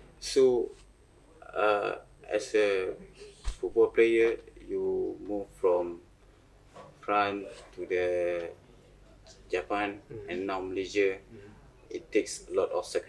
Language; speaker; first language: English; non-native, fluent; Malay